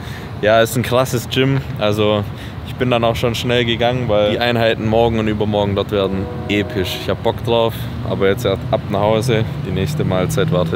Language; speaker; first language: German; native; German